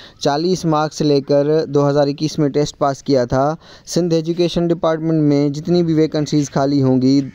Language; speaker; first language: Urdu; non-native, local second language; Sindhi